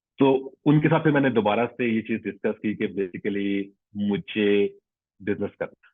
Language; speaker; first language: Urdu; non-native, local second language; Punjabi